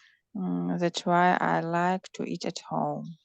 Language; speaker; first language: English; non-native, learner; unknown